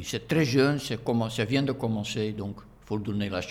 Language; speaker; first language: French; non-native, fluent; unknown